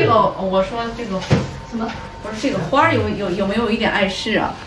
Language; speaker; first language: Chinese; native; Chinese